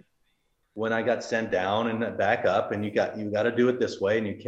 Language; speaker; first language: English; native; English